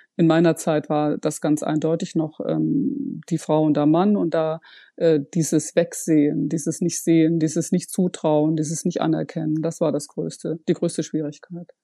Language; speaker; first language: German; native; German